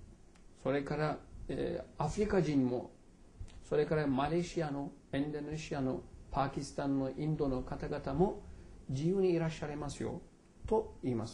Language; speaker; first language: Japanese; non-native, fluent; Turkish